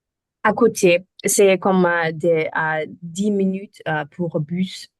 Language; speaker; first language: French; non-native, learner; German